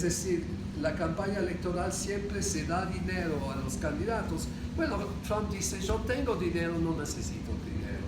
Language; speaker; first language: Spanish; non-native, fluent; English